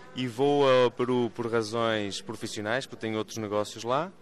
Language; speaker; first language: Portuguese; native; Portuguese